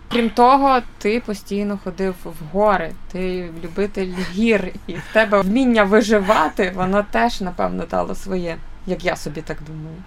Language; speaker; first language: Ukrainian; native; Ukrainian